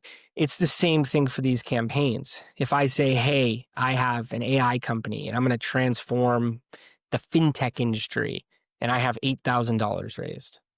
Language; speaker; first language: English; native; English